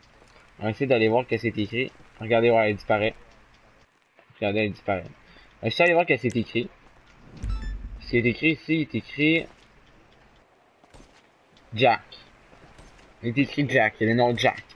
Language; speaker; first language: French; native; French